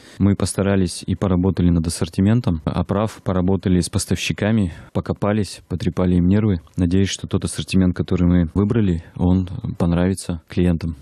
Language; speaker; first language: Russian; native; Russian